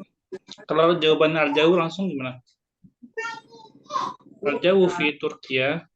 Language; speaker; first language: Indonesian; native; Indonesian